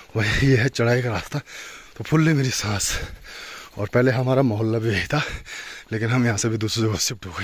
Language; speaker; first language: Hindi; native; Hindi